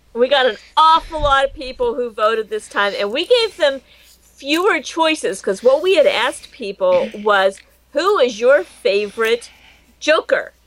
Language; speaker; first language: English; native; English